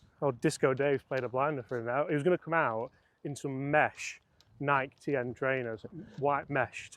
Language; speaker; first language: English; native; English